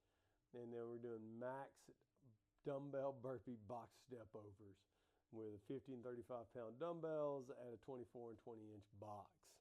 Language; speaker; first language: English; native; English